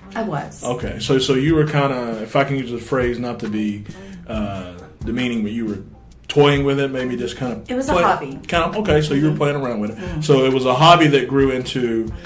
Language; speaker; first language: English; native; English